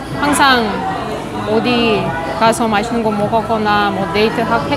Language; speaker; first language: Korean; non-native, fluent; Russian